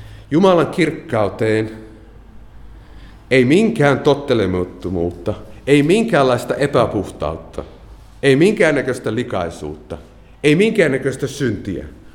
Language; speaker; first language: Finnish; non-native, fluent; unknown